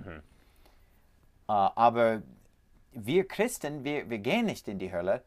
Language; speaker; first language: German; non-native, learner; English